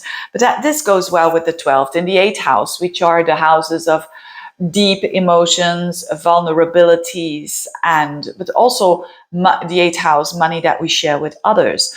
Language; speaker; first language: English; non-native, fluent; Dutch